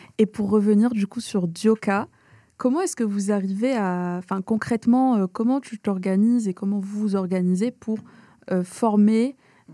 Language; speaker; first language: French; early bilingual, other home language; Arabic